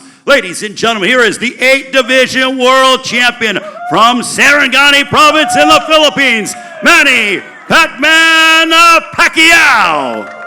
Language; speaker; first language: English; native; English